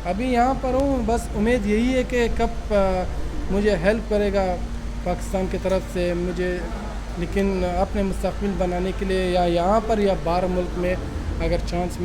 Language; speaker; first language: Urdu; non-native, local second language; Pashto